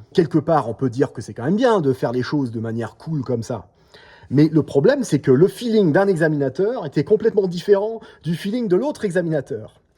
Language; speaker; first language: French; non-native, fluent; English